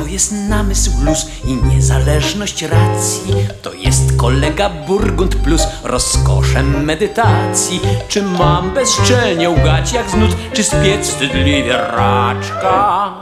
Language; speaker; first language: Polish; native; Polish